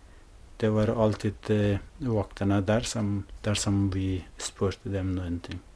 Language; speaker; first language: Norwegian; non-native, fluent; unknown